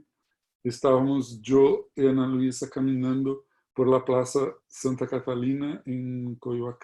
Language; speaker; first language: Spanish; non-native, fluent; Portuguese